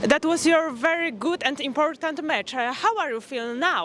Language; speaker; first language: English; non-native, learner; Polish